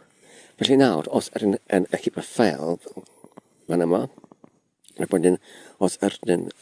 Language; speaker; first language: Welsh; non-native, learner; Polish